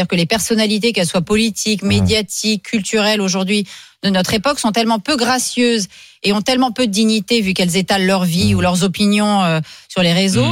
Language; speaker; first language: French; native; French